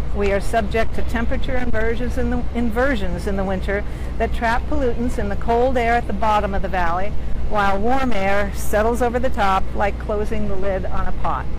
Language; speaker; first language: English; native; English